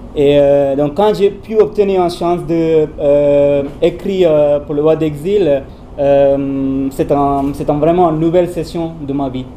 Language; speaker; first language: French; non-native, learner; Tamil